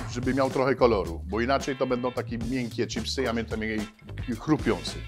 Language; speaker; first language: Polish; non-native, fluent; French